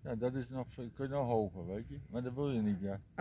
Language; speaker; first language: Dutch; native; Dutch